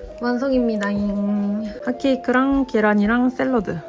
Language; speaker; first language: Korean; native; Korean